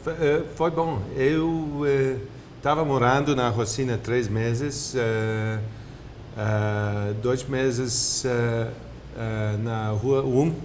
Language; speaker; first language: Portuguese; non-native, fluent; English